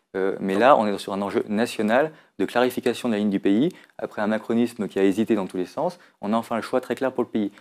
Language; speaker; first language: French; native; French